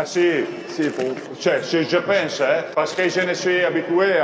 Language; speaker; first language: French; non-native, learner; Italian